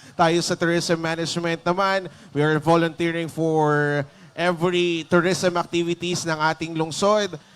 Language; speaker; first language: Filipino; native; Filipino